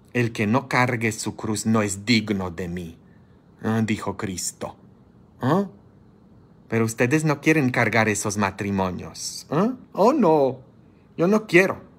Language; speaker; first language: Spanish; non-native, fluent; Polish